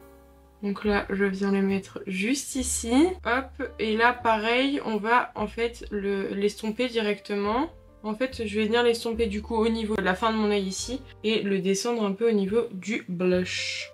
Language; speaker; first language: French; native; French